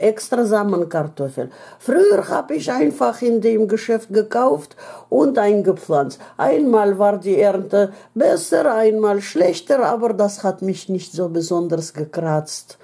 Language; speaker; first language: German; non-native, fluent; Russian